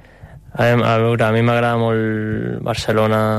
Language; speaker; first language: Catalan; non-native, local second language; Spanish